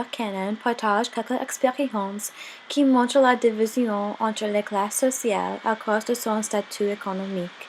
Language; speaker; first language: French; non-native, learner; English